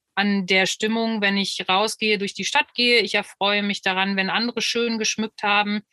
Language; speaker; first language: German; native; German